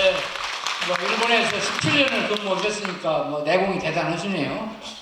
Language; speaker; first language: Korean; native; Korean